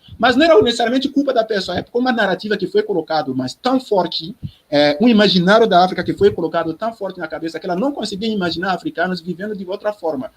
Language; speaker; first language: Portuguese; non-native, fluent; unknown